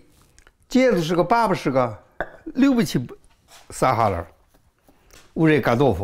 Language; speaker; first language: Russian; non-native, learner; Chinese